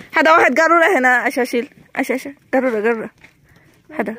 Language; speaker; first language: Arabic; non-native, learner; Bangla